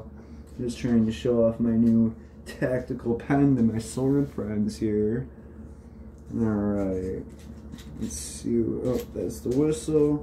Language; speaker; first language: English; native; English